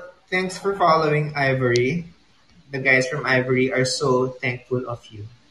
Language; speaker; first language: English; non-native, local second language; Filipino